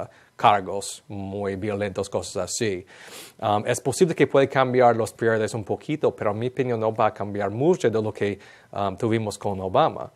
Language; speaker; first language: Spanish; non-native, fluent; English